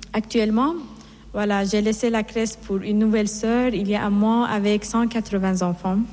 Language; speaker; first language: French; non-native, fluent; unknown